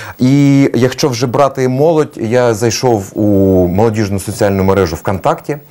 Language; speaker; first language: Ukrainian; native; Ukrainian